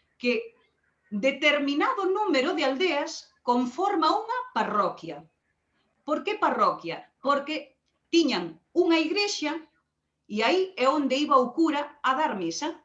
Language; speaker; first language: Galician; native; Galician